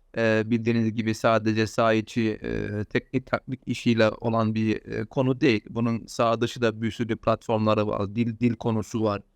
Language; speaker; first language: Turkish; early bilingual, heritage; Turkish